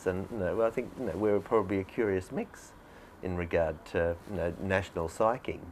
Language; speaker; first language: English; native; English